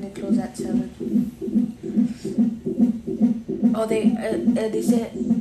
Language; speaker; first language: English; early bilingual, other home language; Spanish